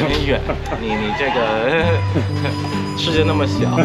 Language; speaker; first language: Chinese; early bilingual, heritage; Chinese